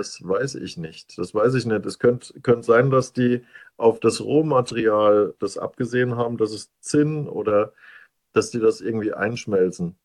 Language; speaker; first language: German; native; German